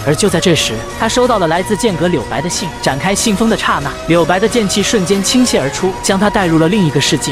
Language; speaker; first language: Chinese; native; Chinese